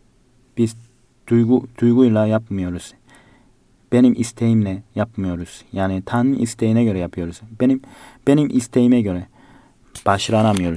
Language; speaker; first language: Turkish; non-native, fluent; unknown